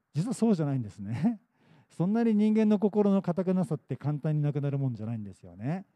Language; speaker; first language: Japanese; native; Japanese